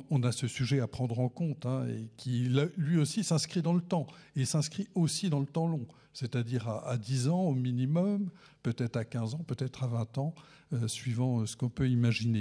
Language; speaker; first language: French; native; French